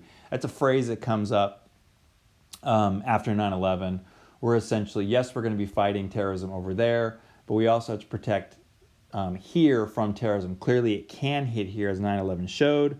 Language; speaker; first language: English; native; English